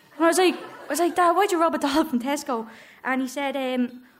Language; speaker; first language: English; native; English